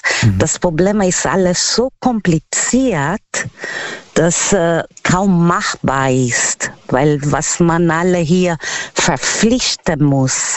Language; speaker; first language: German; non-native, learner; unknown